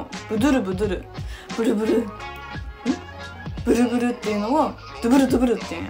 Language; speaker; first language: Japanese; native; Japanese